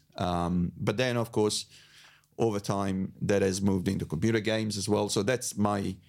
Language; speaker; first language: English; non-native, fluent; Italian